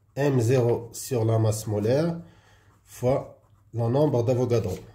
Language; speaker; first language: French; non-native, local second language; Arabic